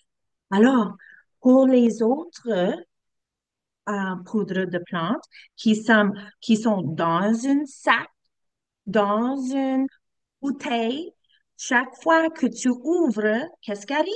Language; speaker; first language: French; non-native, learner; English